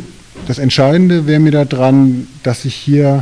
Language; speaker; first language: German; native; German